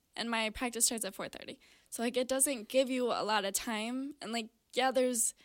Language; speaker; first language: English; native; English